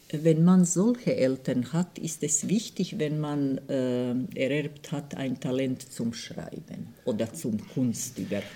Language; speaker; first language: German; non-native, fluent; Croatian